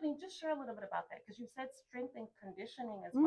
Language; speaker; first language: English; native; English